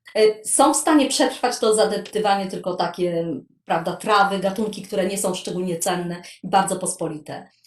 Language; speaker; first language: Polish; native; Polish